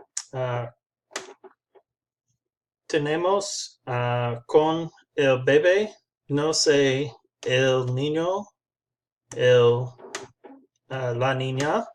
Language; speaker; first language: Spanish; non-native, learner; English